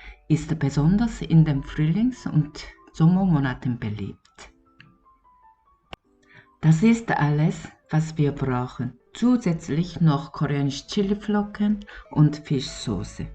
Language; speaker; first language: German; non-native, learner; Korean